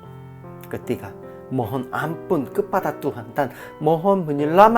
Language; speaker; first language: Indonesian; non-native, fluent; Korean